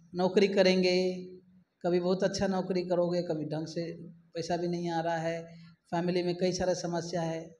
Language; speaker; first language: Hindi; non-native, local second language; Marathi